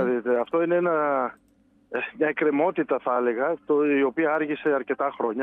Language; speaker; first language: Greek; native; Greek